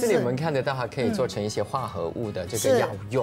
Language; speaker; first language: Chinese; native; Chinese